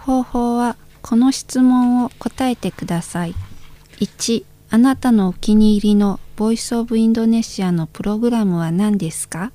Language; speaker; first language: Japanese; non-native, fluent; Indonesian